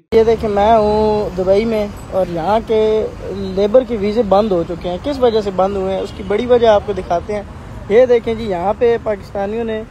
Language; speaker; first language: Urdu; native; Urdu